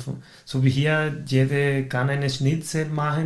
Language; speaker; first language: German; non-native, fluent; Spanish